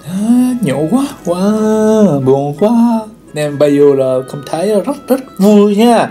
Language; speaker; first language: Vietnamese; non-native, learner; Japanese